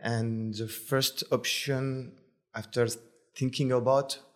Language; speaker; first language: English; non-native, fluent; French